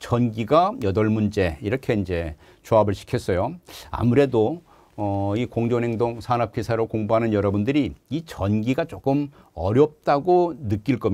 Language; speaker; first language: Korean; native; Korean